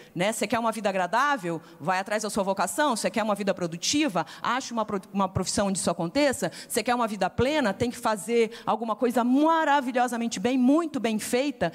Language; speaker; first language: Portuguese; native; Portuguese